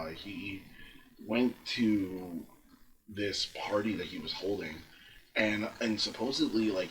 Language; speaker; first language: English; native; English